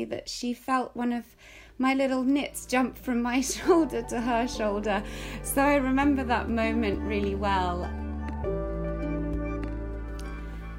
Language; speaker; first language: English; early bilingual, other home language; Russian